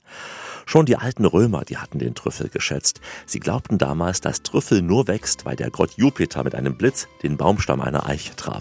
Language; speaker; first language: German; native; German